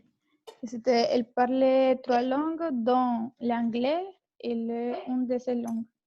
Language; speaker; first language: French; non-native, learner; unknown